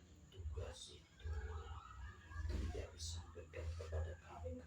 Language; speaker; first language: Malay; non-native, local second language; Javanese